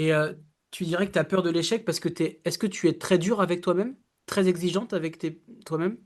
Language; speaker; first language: French; native; French